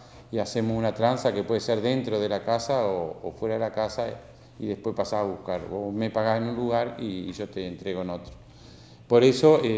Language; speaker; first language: Spanish; native; Spanish